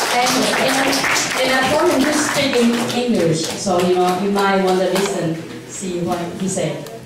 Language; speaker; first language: English; non-native, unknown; Min Nan Chinese